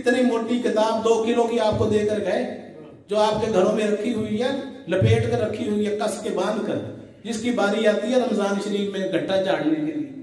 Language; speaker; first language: Urdu; non-native, local second language; Punjabi